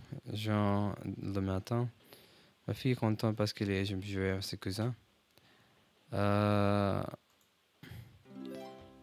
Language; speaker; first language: French; non-native, learner; English